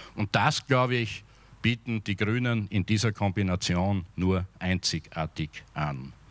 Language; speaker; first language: German; native; German